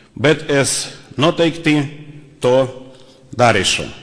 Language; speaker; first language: Latvian; non-native, learner; Russian